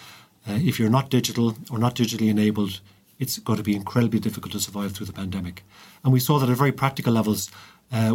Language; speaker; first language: English; native; English